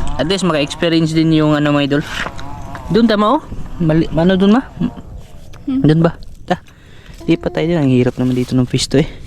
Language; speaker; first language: Filipino; non-native, local second language; Cebuano